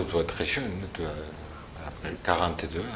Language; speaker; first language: French; non-native, learner; Spanish